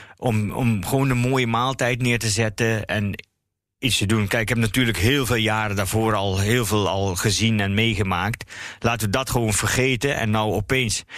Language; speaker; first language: Dutch; early bilingual, other home language; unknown